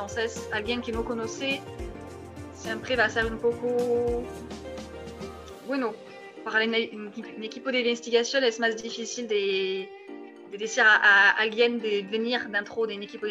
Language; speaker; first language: Spanish; non-native, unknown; French